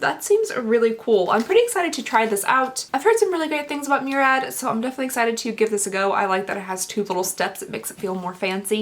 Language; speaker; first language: English; native; English